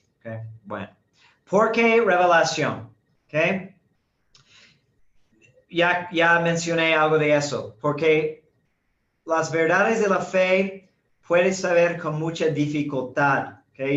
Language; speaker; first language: Spanish; non-native, fluent; English